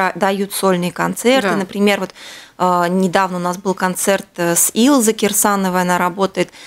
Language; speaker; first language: Russian; native; Russian